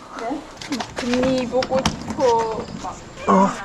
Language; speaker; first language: Korean; non-native, learner; Khmer